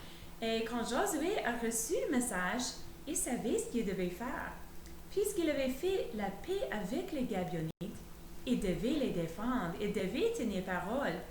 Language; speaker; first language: French; native; French